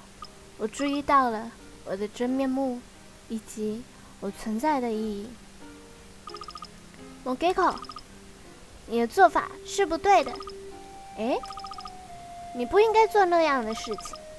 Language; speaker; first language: Chinese; native; Chinese